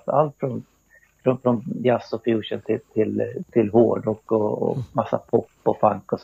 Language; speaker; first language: Swedish; native; Swedish